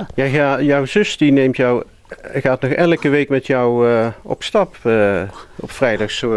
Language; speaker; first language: Dutch; native; Dutch